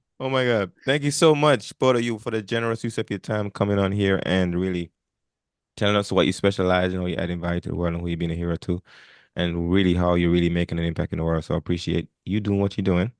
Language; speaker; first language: English; non-native, fluent; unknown